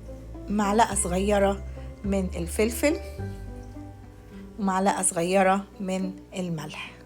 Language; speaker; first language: Arabic; native; Arabic